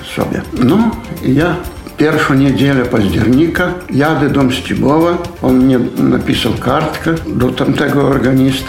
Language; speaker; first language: Polish; non-native, local second language; Belarusian